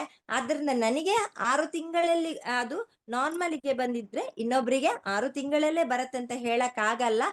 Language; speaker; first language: Kannada; native; Kannada